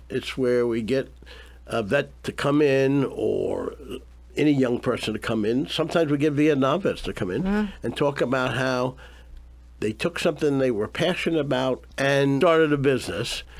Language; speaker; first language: English; native; English